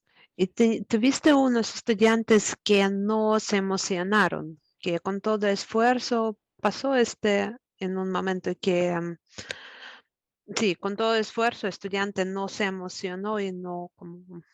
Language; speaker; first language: Spanish; non-native, fluent; Russian